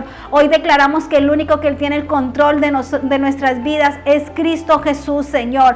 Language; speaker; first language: Spanish; native; Spanish